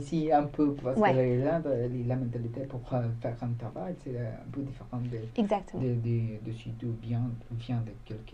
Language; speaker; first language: French; non-native, learner; Spanish